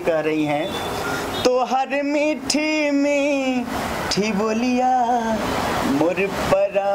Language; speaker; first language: Hindi; native; Hindi